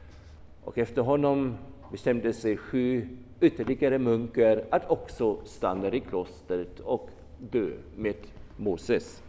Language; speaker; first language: Swedish; non-native, fluent; German